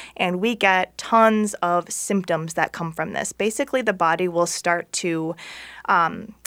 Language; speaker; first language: English; native; English